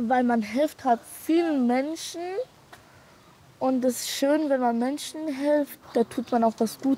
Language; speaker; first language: German; early bilingual, other home language; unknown